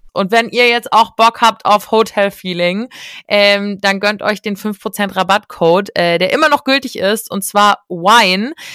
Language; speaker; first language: German; native; German